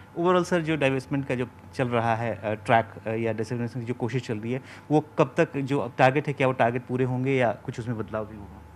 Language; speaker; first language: Hindi; native; Hindi